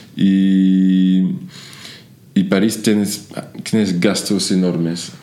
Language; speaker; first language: Spanish; non-native, fluent; French